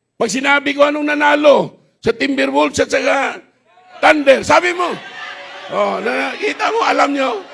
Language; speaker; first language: Filipino; non-native, local second language; Hiligaynon